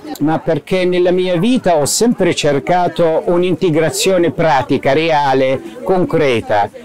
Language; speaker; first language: Italian; non-native, fluent; Arabic